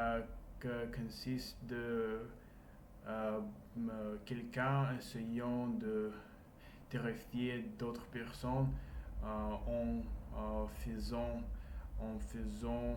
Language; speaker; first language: French; non-native, learner; Russian